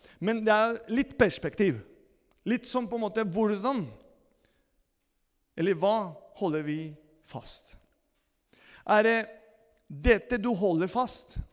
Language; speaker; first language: Norwegian; non-native, fluent; Spanish